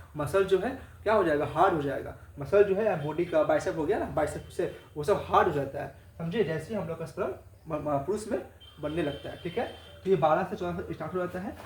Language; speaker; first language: Hindi; native; Hindi